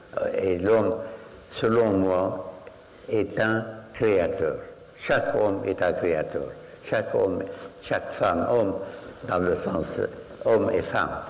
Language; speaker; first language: French; non-native, fluent; Arabic